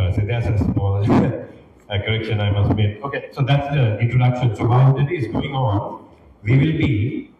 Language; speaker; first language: English; non-native, local second language; Sinhala